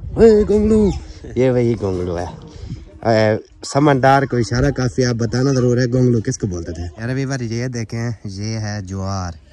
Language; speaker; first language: Urdu; non-native, local second language; Saraiki